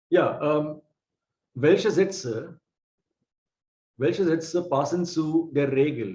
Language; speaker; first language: German; non-native, fluent; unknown